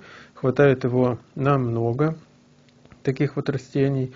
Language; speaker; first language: Russian; native; Russian